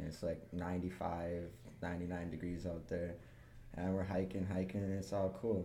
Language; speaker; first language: English; native; English